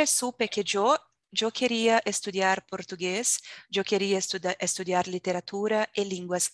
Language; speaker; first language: Spanish; non-native, fluent; Portuguese